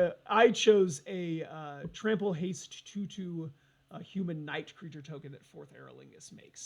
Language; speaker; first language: English; native; English